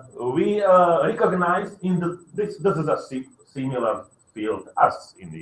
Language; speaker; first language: English; non-native, learner; Slovak